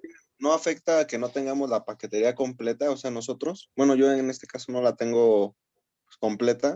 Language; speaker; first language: Spanish; native; Spanish